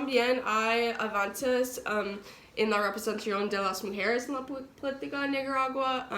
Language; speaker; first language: Spanish; non-native, learner; English